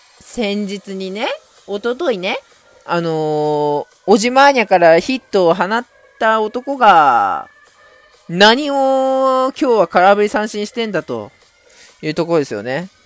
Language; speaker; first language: Japanese; native; Japanese